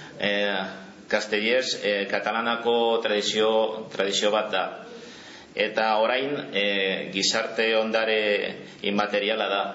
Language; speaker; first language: Basque; non-native, learner; Catalan